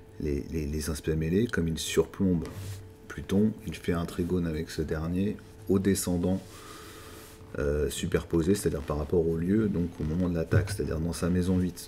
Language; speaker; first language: French; native; French